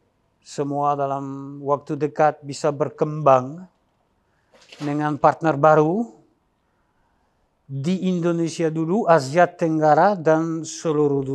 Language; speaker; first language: Indonesian; non-native, learner; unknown